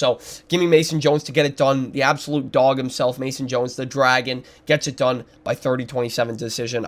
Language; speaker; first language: English; native; English